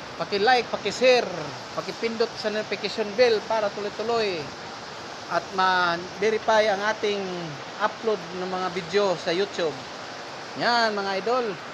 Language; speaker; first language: Filipino; native; Filipino